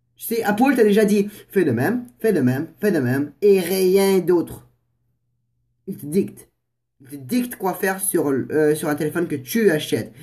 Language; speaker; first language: French; non-native, fluent; Russian